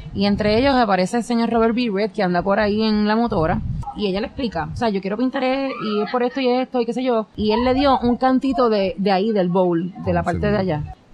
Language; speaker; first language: Spanish; native; Spanish